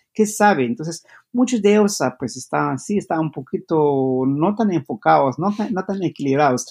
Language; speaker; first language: Spanish; non-native, local second language; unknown